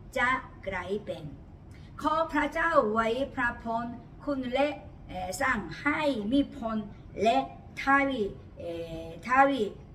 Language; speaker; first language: Thai; non-native, learner; Korean